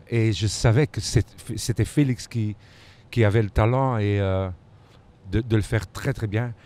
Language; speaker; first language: French; non-native, local second language; Dutch